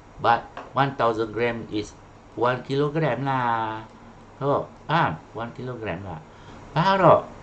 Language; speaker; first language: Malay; non-native, local second language; Chinese